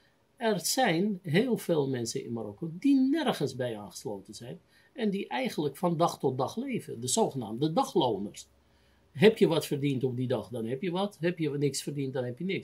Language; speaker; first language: Dutch; native; Dutch